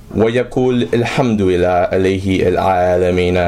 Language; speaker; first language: Arabic; non-native, fluent; English